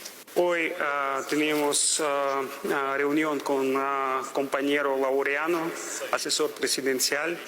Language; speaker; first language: Spanish; non-native, fluent; Russian